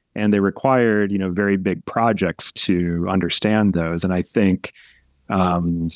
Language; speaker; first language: English; native; English